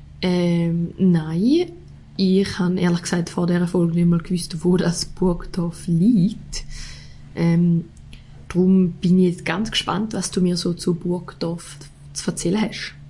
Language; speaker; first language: German; native; German